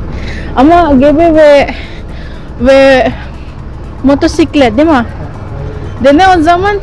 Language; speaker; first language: Turkish; non-native, learner; Indonesian